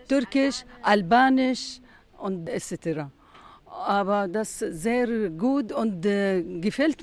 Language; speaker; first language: German; non-native, learner; Arabic